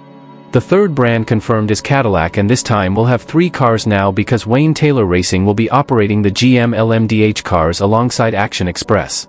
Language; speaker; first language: English; non-native, fluent; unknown